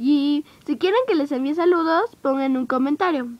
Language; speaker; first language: Spanish; native; Spanish